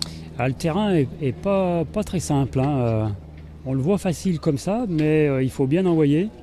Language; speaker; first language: French; native; French